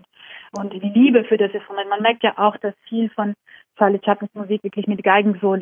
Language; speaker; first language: German; non-native, fluent; Georgian